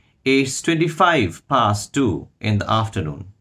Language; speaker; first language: English; non-native, local second language; Bangla